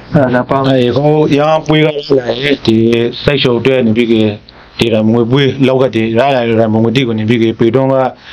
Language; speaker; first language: Burmese; native; Burmese